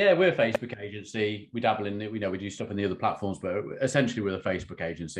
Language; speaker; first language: English; native; English